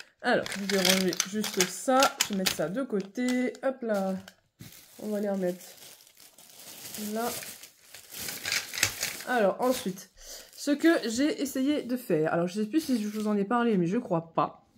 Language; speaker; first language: French; native; French